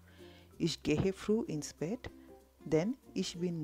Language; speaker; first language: German; non-native, fluent; Bangla